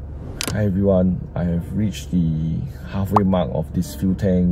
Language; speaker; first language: English; native; English